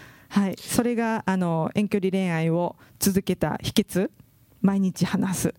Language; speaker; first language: Japanese; native; Japanese